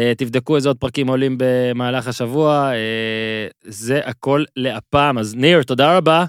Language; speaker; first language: Hebrew; native; Hebrew